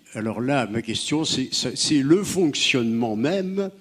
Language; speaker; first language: French; native; French